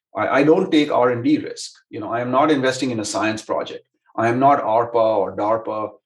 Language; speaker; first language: English; non-native, local second language; Hindi